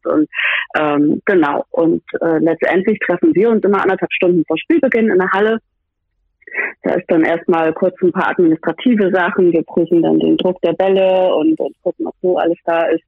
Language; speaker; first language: German; native; German